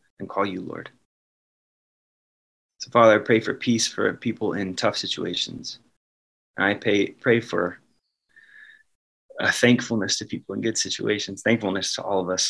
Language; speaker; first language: English; native; English